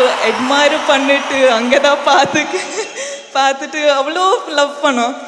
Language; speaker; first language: Tamil; non-native, learner; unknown